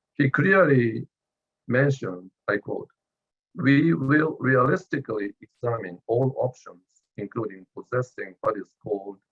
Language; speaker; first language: English; non-native, fluent; Japanese